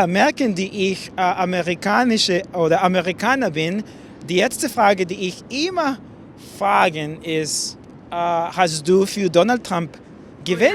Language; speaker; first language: German; non-native, learner; English